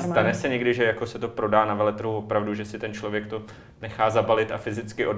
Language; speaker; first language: Czech; native; Czech